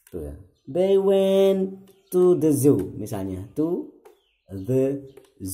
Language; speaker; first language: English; non-native, learner; Indonesian